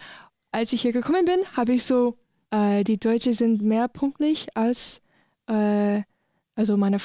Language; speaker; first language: German; non-native, learner; English